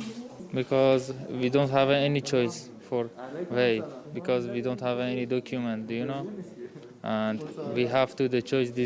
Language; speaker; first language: English; non-native, learner; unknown